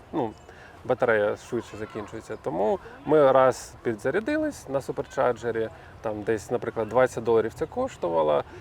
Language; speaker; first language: Ukrainian; non-native, local second language; Russian